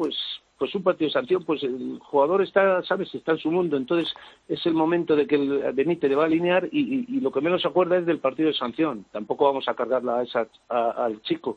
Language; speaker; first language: Spanish; native; Spanish